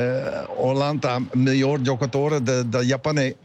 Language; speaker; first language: Italian; non-native, learner; Dutch